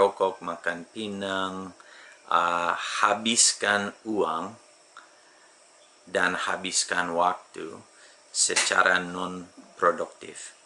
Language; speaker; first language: Indonesian; non-native, fluent; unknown